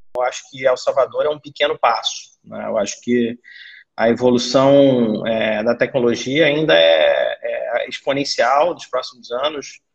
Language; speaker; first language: Portuguese; native; Portuguese